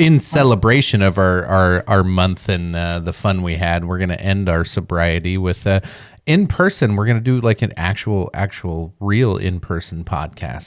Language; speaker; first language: English; native; English